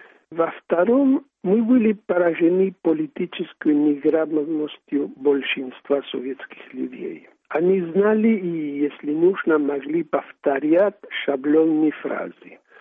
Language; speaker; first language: Russian; non-native, fluent; Spanish